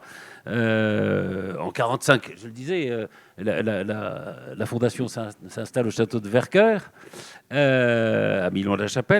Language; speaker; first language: French; native; French